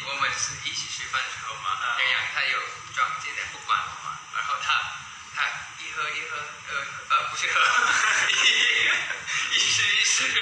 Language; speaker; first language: Chinese; non-native, learner; Thai